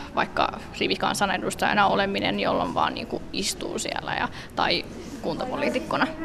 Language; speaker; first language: Finnish; early bilingual, other home language; Somali